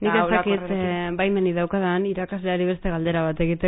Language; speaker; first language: Basque; native; Basque